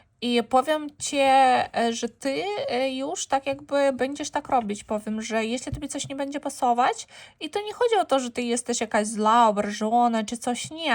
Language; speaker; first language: Polish; non-native, fluent; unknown